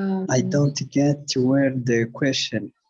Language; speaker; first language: English; non-native, learner; Kinyarwanda